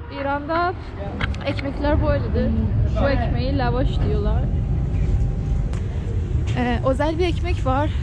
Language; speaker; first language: Turkish; non-native, learner; Persian